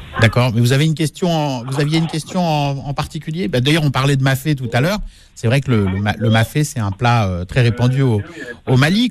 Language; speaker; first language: French; native; French